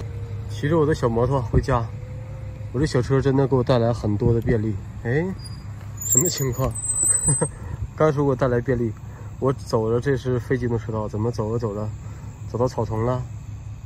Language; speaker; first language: Chinese; native; Chinese